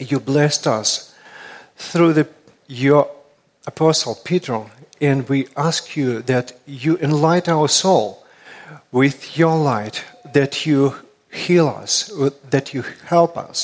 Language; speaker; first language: English; non-native, fluent; Russian